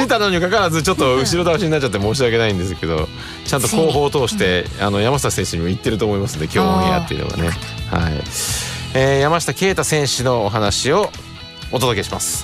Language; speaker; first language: Japanese; native; Japanese